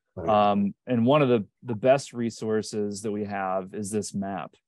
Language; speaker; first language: English; native; English